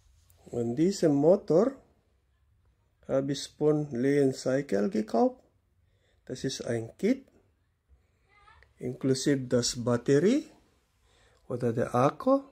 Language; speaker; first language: German; non-native, learner; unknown